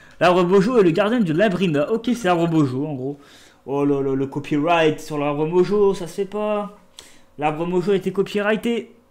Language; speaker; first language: French; native; French